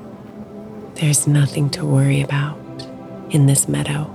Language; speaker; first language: English; native; English